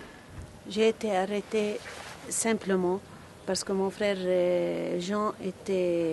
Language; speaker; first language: French; non-native, local second language; Arabic